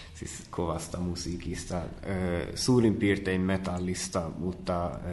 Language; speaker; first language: Finnish; non-native, fluent; Hungarian